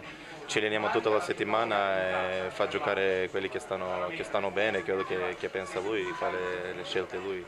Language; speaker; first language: Italian; non-native, fluent; Macedonian